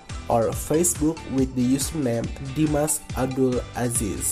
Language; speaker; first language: English; non-native, fluent; Indonesian